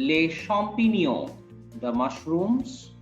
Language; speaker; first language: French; non-native, fluent; Bangla